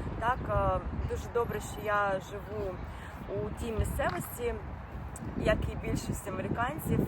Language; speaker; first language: Ukrainian; non-native, local second language; Russian